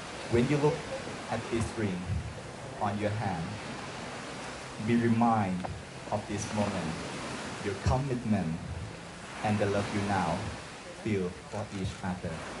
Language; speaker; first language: English; non-native, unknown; Thai